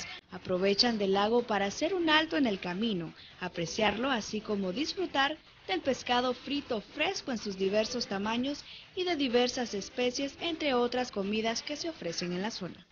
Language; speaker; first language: Spanish; native; Spanish